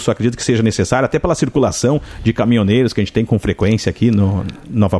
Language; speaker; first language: Portuguese; native; Portuguese